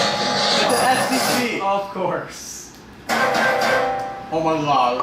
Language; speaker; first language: English; native; English